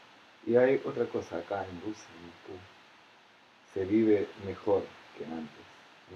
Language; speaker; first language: Spanish; non-native, fluent; Russian